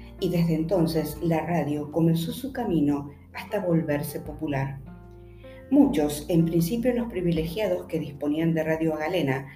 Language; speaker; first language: Spanish; native; Spanish